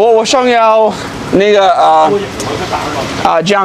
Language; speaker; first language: Chinese; non-native, learner; English